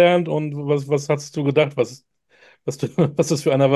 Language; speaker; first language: German; native; German